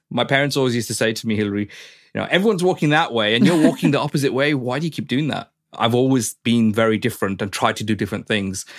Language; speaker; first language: English; native; English